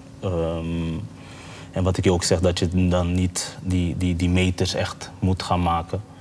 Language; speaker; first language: Dutch; early bilingual, other home language; Papiamento